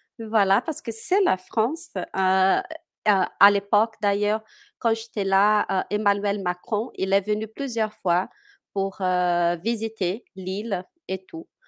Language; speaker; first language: French; non-native, fluent; Portuguese